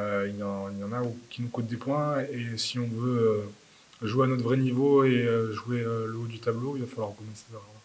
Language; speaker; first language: French; native; French